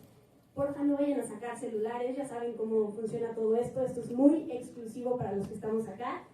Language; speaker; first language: Spanish; native; Spanish